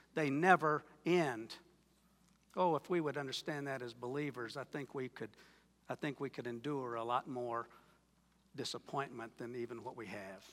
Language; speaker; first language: English; native; English